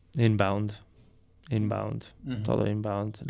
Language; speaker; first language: Spanish; non-native, fluent; French